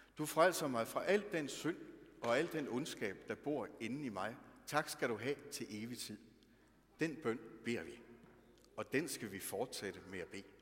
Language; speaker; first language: Danish; native; Danish